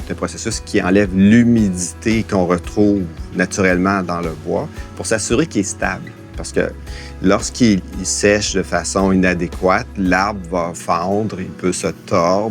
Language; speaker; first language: French; native; French